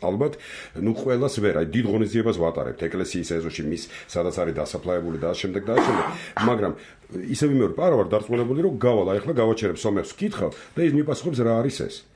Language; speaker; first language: Georgian; non-native, local second language; Armenian